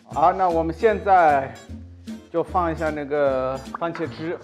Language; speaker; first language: Chinese; non-native, fluent; German